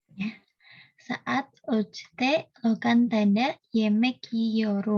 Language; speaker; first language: Turkish; non-native, learner; Indonesian